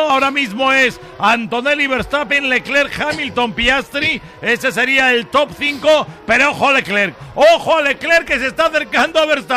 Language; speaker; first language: Spanish; native; Spanish